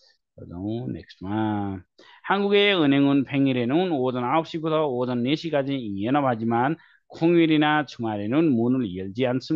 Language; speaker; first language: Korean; non-native, fluent; Nepali